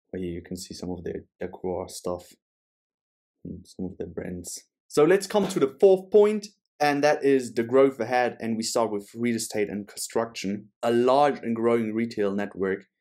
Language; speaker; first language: English; non-native, fluent; German